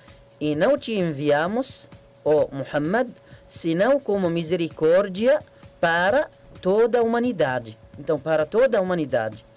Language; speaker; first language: Portuguese; non-native, learner; Arabic